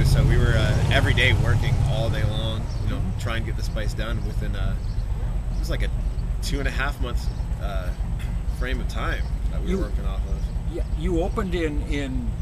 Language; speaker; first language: English; native; English